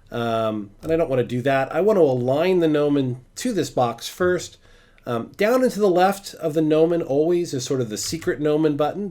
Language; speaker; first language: English; native; English